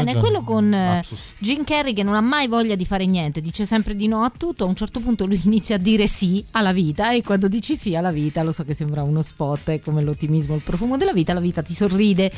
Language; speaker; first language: Italian; native; Italian